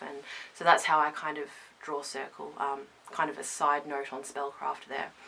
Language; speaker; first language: English; native; English